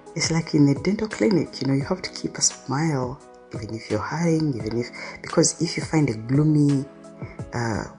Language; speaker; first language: English; non-native, local second language; Ganda